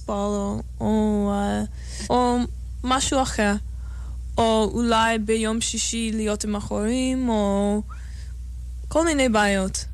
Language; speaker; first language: Hebrew; non-native, fluent; English